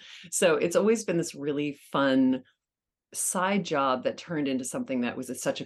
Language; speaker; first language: English; native; English